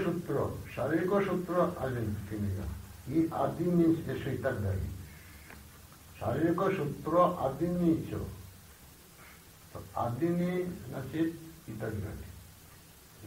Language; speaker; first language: Russian; non-native, learner; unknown